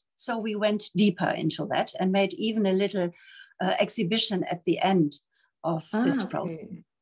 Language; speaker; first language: English; non-native, fluent; German